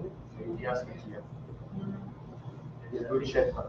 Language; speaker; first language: English; non-native, learner; French